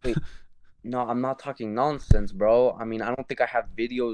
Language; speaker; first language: English; native; English